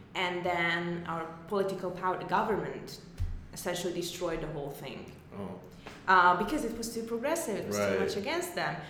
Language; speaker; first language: English; non-native, fluent; Hungarian